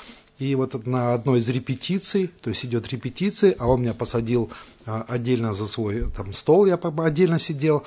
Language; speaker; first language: Russian; native; Russian